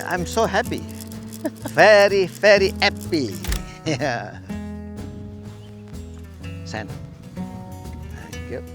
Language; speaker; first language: English; non-native, fluent; Indonesian